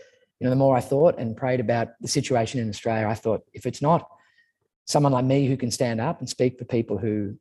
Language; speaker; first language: English; native; English